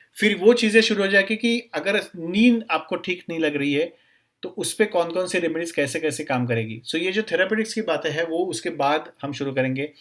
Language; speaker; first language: Hindi; non-native, local second language; Marathi